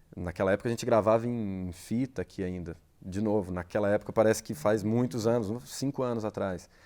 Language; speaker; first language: Portuguese; native; Portuguese